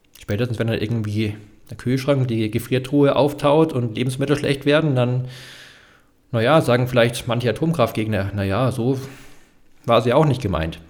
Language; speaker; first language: German; native; German